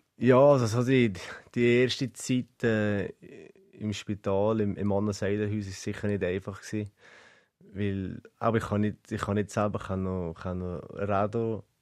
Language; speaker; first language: German; native; German